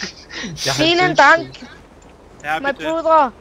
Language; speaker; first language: German; non-native, learner; Danish